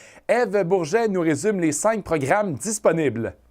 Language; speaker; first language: French; native; French